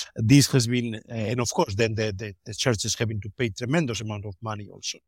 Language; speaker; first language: English; non-native, fluent; Spanish